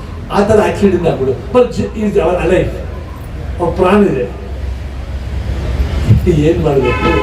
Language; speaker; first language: Kannada; non-native, local second language; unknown